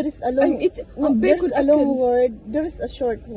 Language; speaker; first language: English; non-native, local second language; Filipino